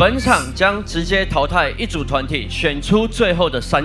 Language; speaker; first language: Chinese; native; Chinese